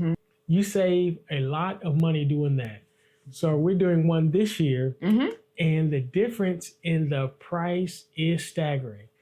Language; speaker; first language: English; native; English